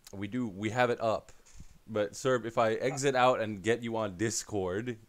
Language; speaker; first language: English; native; English